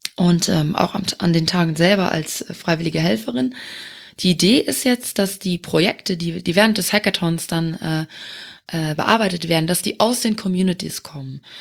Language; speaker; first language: German; non-native, local second language; Luxembourgish